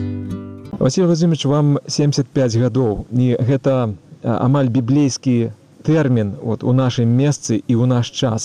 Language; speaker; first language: Belarusian; native; Belarusian